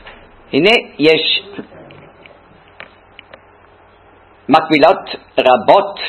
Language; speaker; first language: Hebrew; non-native, fluent; German